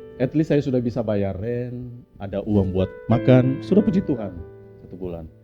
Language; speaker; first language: Indonesian; native; Indonesian